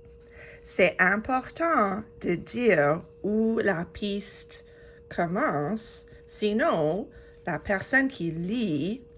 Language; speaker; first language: French; non-native, fluent; English